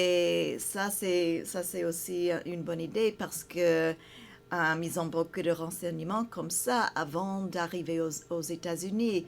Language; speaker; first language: French; non-native, fluent; English